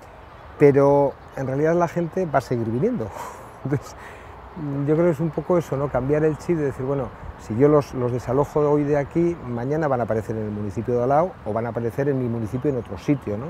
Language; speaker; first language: Spanish; native; Spanish